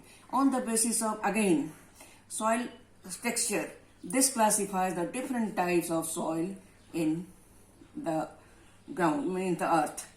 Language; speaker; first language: English; non-native, local second language; Hindi